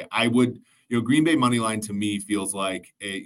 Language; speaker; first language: English; native; English